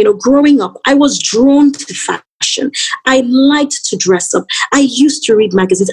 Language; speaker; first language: English; non-native, local second language; Yoruba